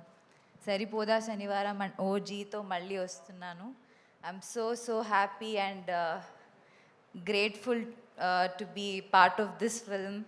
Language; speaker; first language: Telugu; non-native, fluent; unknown